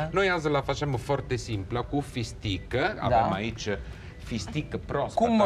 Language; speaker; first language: Romanian; non-native, fluent; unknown